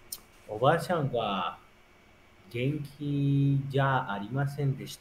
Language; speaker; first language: Japanese; non-native, learner; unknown